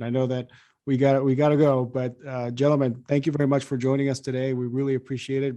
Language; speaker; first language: English; native; English